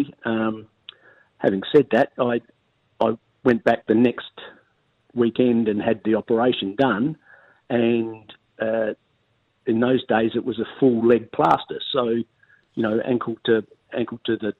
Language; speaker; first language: English; native; English